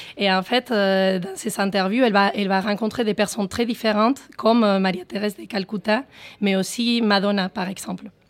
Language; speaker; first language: French; non-native, fluent; Spanish